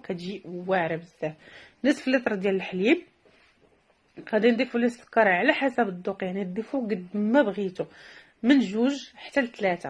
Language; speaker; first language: Arabic; native; Arabic